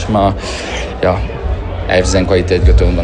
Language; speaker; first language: Dutch; non-native, fluent; French